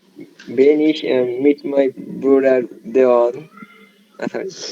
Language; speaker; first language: German; non-native, learner; Bangla